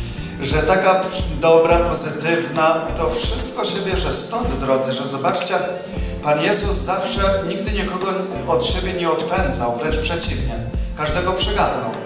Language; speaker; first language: Polish; native; Polish